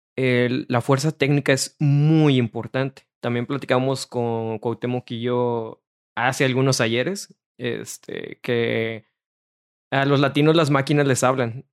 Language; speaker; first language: Spanish; native; Spanish